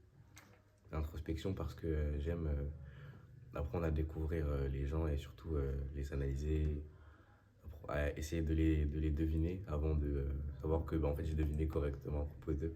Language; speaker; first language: French; native; French